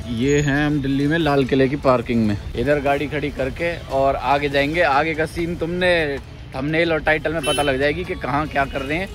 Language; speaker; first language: Hindi; native; Hindi